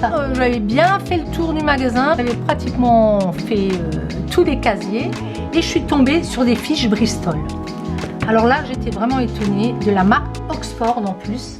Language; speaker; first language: French; native; French